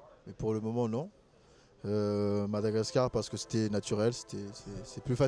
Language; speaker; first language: French; non-native, local second language; Malagasy